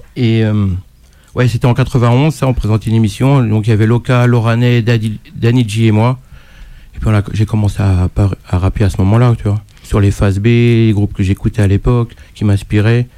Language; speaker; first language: French; native; French